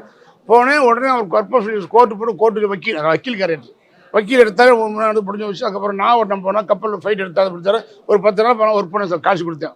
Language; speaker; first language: Tamil; native; Tamil